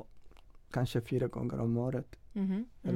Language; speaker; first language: Swedish; non-native, fluent; Somali